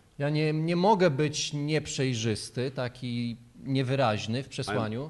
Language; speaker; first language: Polish; native; Polish